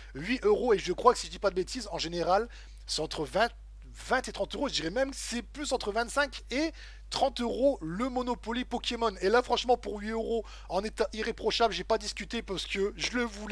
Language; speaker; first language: French; native; French